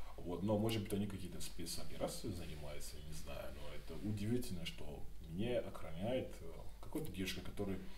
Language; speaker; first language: Russian; non-native, learner; Yoruba